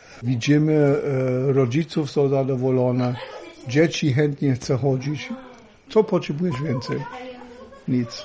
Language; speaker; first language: Polish; non-native, learner; German